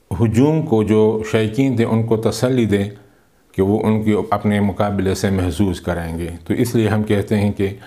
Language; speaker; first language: Urdu; non-native, local second language; Pashto